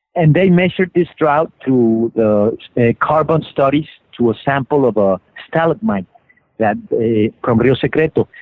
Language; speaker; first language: English; non-native, fluent; Spanish